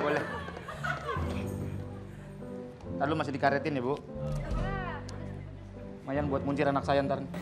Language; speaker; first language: Indonesian; native; Indonesian